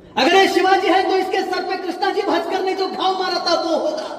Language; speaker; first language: Hindi; non-native, local second language; Marathi